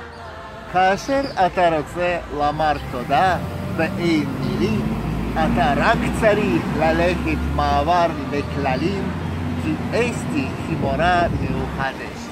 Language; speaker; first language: Hebrew; non-native, learner; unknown